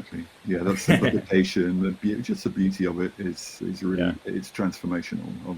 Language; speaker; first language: English; native; English